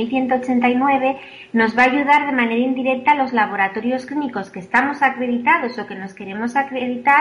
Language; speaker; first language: Spanish; native; Spanish